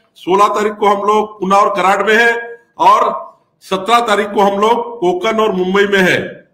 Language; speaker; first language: Hindi; non-native, local second language; Marathi